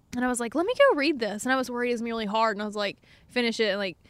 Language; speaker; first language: English; native; English